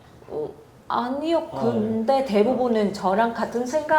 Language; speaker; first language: Korean; non-native, fluent; Vietnamese